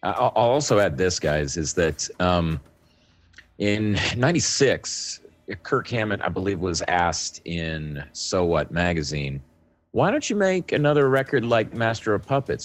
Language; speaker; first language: English; native; English